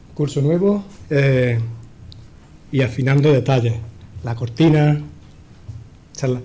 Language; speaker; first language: Spanish; native; Spanish